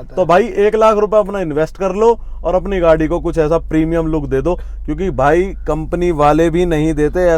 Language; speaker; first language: Hindi; native; Hindi